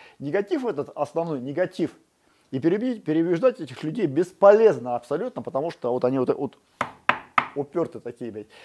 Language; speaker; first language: Russian; native; Russian